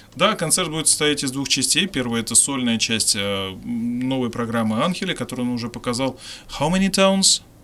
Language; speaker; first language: Russian; native; Russian